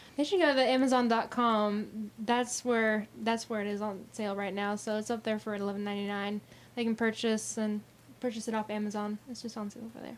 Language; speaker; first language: English; native; English